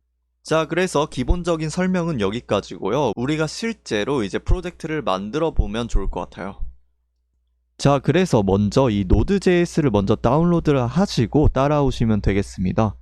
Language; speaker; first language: Korean; native; Korean